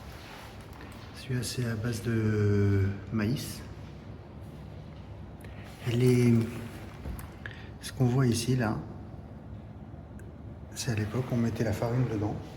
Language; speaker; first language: French; early bilingual, heritage; Portuguese